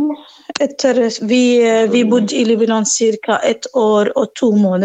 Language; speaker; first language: Norwegian; non-native, learner; Arabic